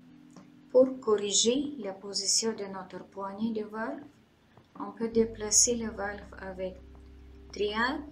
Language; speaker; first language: French; non-native, fluent; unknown